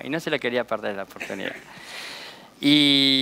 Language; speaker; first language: Spanish; native; Spanish